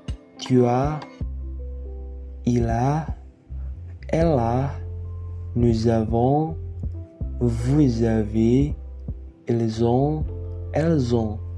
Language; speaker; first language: French; non-native, learner; Indonesian